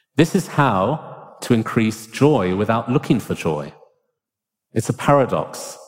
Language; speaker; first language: English; native; English